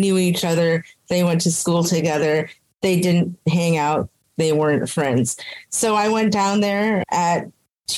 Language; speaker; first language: English; native; English